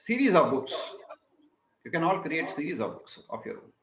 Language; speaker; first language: English; non-native, local second language; Hindi